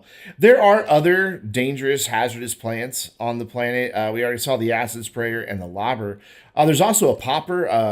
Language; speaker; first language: English; native; English